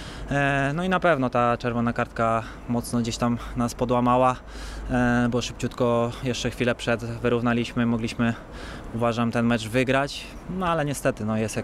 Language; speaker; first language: Polish; native; Polish